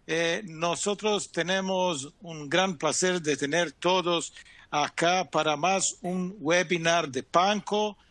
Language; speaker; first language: Spanish; non-native, fluent; Portuguese